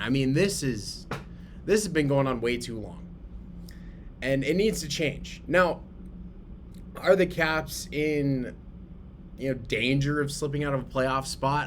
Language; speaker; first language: English; native; English